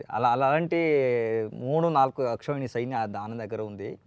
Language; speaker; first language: Telugu; non-native, learner; Kannada